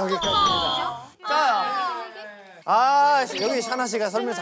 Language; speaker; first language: Korean; native; Korean